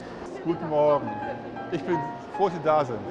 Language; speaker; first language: German; native; German